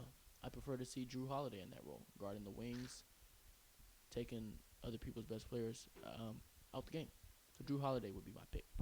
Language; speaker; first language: English; native; English